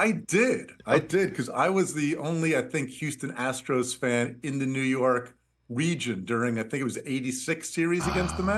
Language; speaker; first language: English; native; English